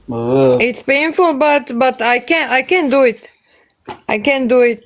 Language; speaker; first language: English; non-native, learner; Bosnian